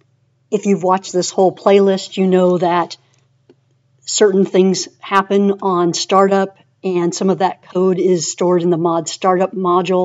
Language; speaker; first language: English; native; English